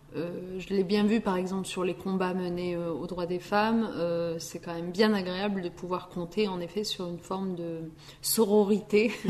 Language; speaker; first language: French; early bilingual, other home language; Riffian